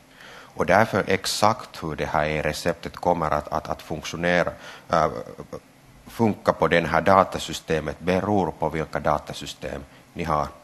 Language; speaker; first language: Swedish; non-native, local second language; Finnish